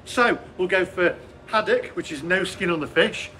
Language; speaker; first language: English; native; English